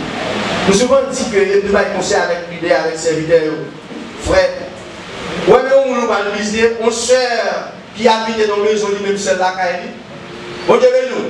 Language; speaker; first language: French; non-native, learner; Haitian Creole